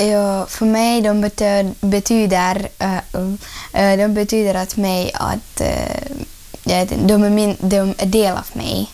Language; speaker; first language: Swedish; non-native, learner; Russian